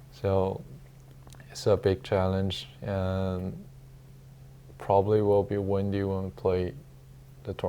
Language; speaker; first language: English; non-native, learner; Chinese